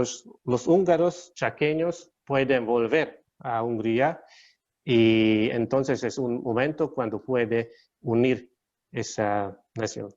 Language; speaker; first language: Spanish; non-native, learner; Hungarian